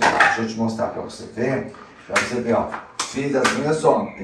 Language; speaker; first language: Portuguese; native; Portuguese